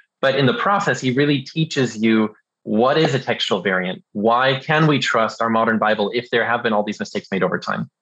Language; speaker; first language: English; early bilingual, other home language; German